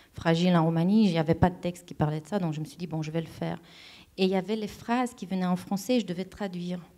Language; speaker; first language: French; non-native, fluent; Romanian